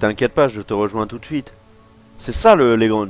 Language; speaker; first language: French; native; French